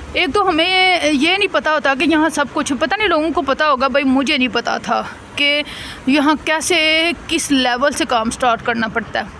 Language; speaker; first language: Urdu; non-native, local second language; Punjabi